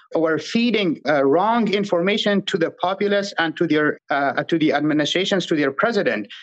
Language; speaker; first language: English; non-native, fluent; Pashto